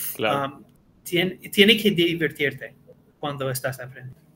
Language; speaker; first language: Spanish; non-native, learner; English